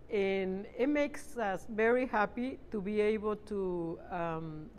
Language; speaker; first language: English; non-native, fluent; Spanish